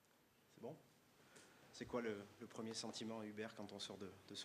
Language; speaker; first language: French; native; French